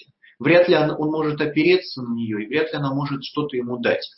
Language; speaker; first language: Russian; native; Russian